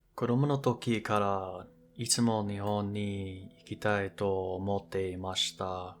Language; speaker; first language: Japanese; non-native, learner; English